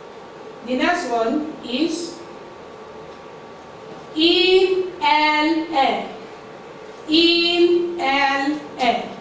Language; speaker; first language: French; non-native, fluent; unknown